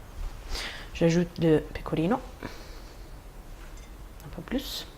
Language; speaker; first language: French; non-native, fluent; Italian